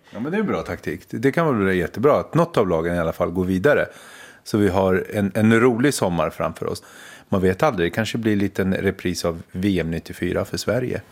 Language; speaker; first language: Swedish; early bilingual, other home language; Arabic